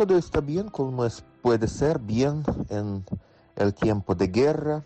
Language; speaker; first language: Spanish; non-native, fluent; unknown